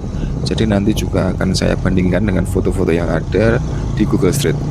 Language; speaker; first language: Indonesian; native; Indonesian